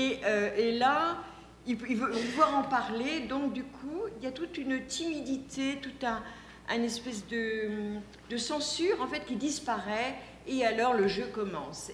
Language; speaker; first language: French; native; French